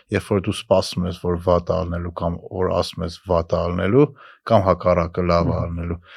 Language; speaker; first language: Armenian; native; Armenian